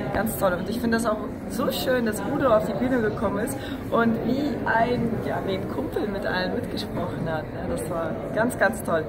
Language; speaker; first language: German; non-native, fluent; Russian